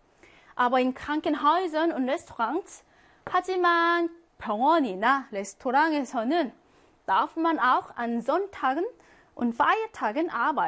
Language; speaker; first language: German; non-native, fluent; Korean